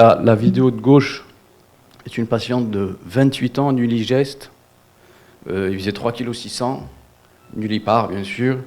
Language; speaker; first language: French; non-native, local second language; Wolof